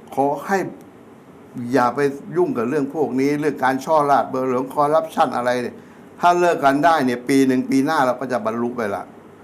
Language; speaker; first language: Thai; native; Thai